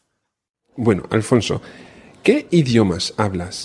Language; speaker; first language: Spanish; non-native, fluent; English